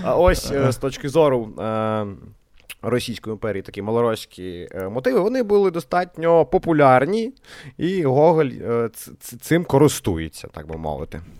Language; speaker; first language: Ukrainian; native; Ukrainian